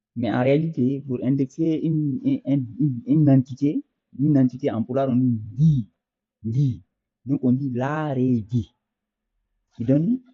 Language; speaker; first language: French; non-native, local second language; Fula